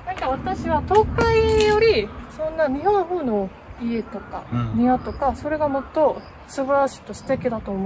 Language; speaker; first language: Japanese; non-native, learner; Korean